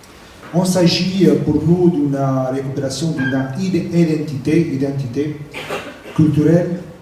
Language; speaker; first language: French; non-native, learner; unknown